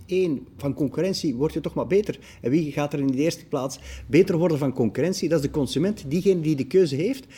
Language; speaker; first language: Dutch; native; Dutch